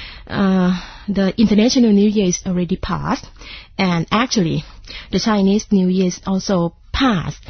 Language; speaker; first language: English; non-native, fluent; Thai